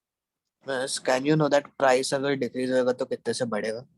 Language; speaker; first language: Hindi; native; Hindi